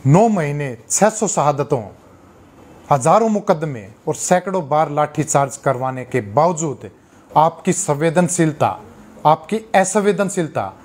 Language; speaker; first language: Hindi; native; Hindi